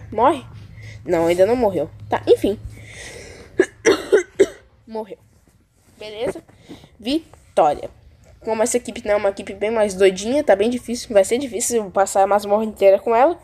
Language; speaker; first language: Portuguese; native; Portuguese